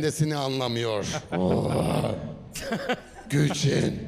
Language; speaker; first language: Turkish; native; Turkish